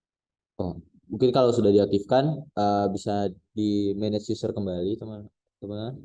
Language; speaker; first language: Indonesian; native; Indonesian